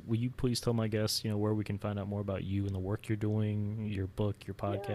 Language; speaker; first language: English; native; English